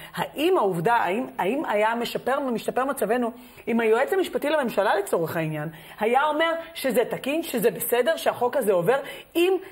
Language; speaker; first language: Hebrew; native; Hebrew